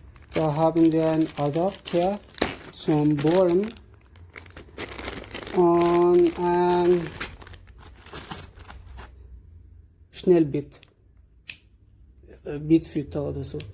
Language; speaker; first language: German; non-native, learner; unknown